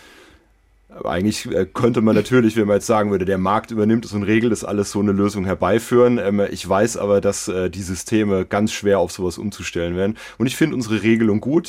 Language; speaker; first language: German; native; German